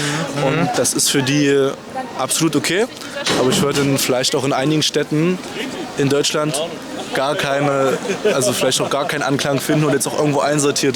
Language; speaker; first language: German; native; German